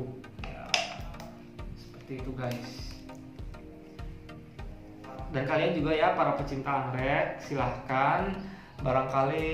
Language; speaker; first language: Indonesian; native; Indonesian